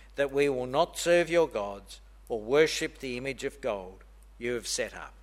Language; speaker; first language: English; native; English